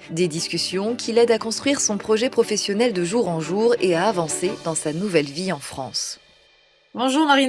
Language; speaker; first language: French; native; French